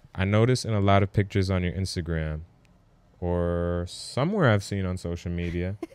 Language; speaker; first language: English; native; English